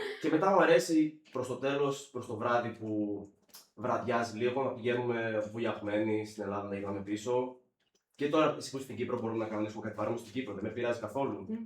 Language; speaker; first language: Greek; native; Greek